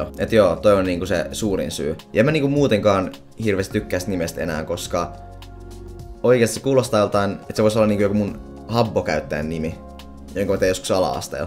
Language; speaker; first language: Finnish; native; Finnish